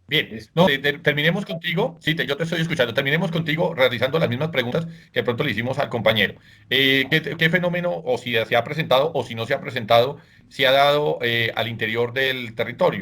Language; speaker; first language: Spanish; native; Spanish